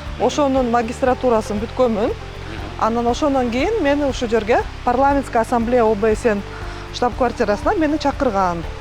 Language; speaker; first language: Kyrgyz; native; Kyrgyz